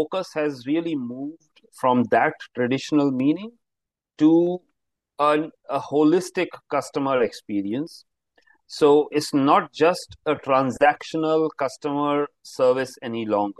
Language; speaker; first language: English; non-native, local second language; Hindi